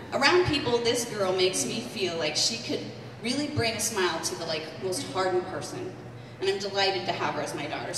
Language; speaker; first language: English; native; English